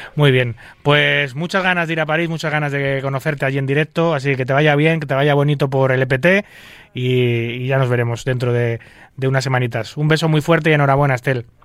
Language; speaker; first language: Spanish; native; Spanish